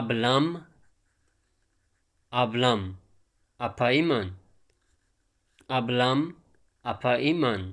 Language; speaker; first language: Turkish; non-native, fluent; Tajik